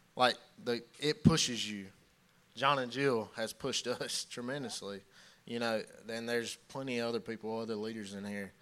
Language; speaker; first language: English; native; English